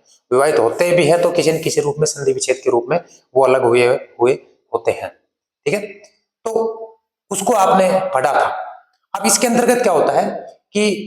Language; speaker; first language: Hindi; native; Hindi